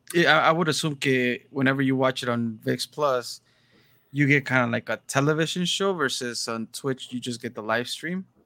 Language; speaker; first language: English; early bilingual, other home language; Spanish